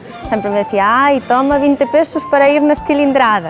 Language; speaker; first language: Galician; native; Galician